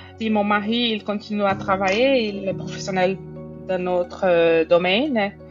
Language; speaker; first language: French; non-native, fluent; Portuguese